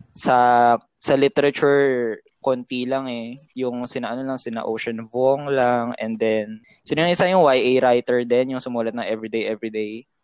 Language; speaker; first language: Filipino; native; Filipino